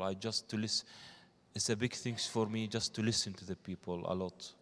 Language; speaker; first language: English; non-native, learner; Arabic